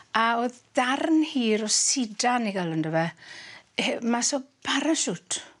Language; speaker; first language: Welsh; native; Welsh